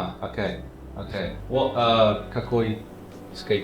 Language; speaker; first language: Russian; non-native, learner; English